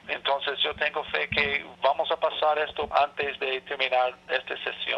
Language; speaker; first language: Spanish; non-native, learner; English